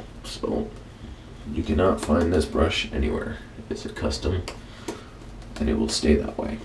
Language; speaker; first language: English; native; English